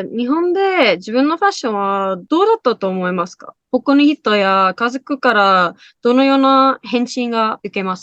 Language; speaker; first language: Japanese; non-native, learner; English